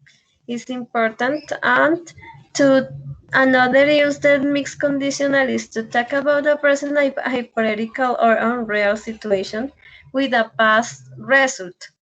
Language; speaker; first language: English; non-native, learner; Spanish